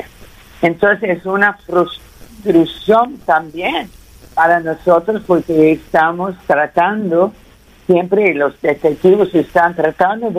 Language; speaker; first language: Spanish; early bilingual, heritage; Spanish